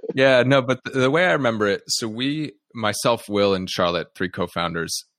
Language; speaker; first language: English; native; English